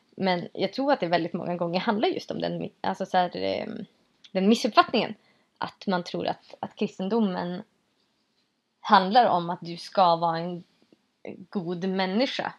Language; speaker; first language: Swedish; native; Swedish